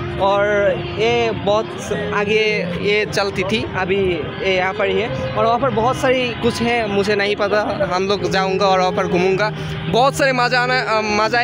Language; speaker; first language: Hindi; non-native, learner; Bangla